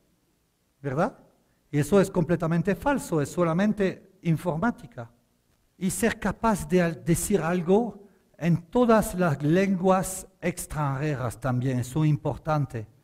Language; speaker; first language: Spanish; non-native, fluent; French